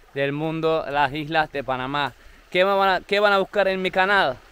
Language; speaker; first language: Spanish; non-native, fluent; Turkish